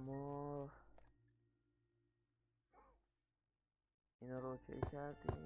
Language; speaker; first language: Persian; native; Persian